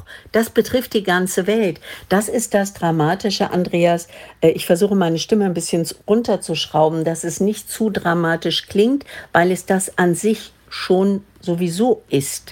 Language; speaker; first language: German; native; German